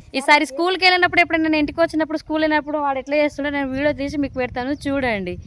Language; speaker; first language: Telugu; non-native, local second language; Lambadi